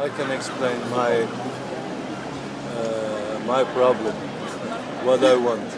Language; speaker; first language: English; non-native, learner; Khmer